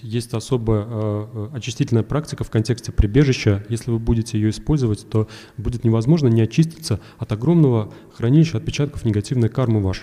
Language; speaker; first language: Russian; native; Russian